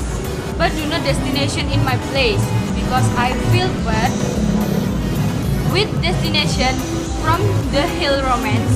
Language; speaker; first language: English; non-native, learner; Indonesian